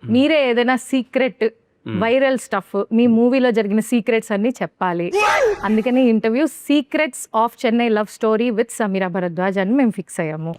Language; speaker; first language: Telugu; native; Telugu